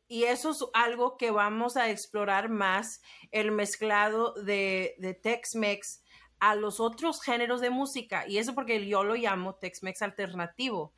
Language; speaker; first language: Spanish; early bilingual, heritage; Spanish